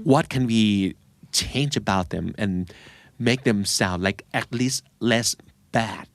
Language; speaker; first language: English; non-native, fluent; Thai